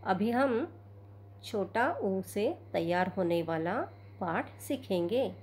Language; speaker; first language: Hindi; non-native, local second language; Marathi